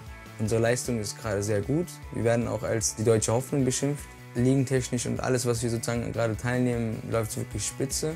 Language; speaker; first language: German; native; German